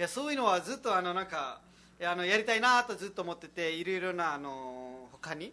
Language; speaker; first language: Japanese; non-native, fluent; Nepali